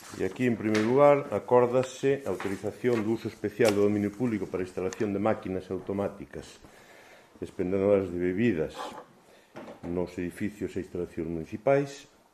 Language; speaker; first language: Galician; native; Galician